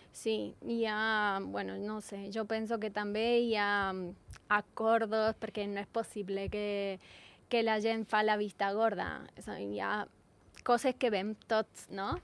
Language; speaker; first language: Catalan; non-native, learner; Spanish